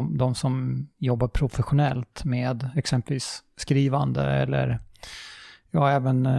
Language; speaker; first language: Swedish; native; Swedish